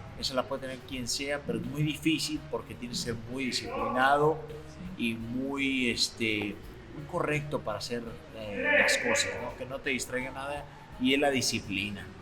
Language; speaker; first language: Spanish; native; Spanish